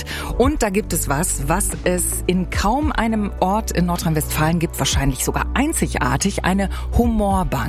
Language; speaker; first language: German; native; German